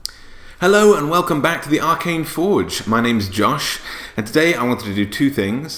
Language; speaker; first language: English; native; English